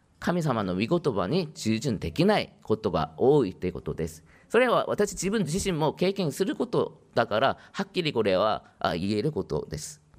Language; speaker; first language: Japanese; non-native, fluent; Korean